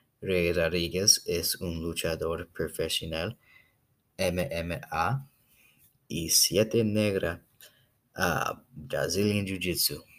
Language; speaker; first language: Spanish; non-native, learner; English